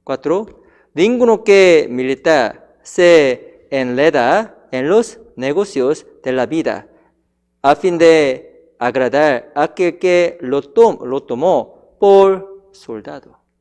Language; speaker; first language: Spanish; non-native, fluent; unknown